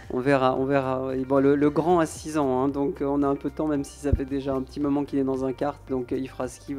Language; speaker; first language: French; native; French